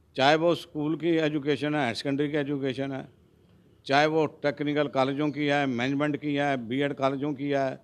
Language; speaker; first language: Hindi; non-native, local second language; Punjabi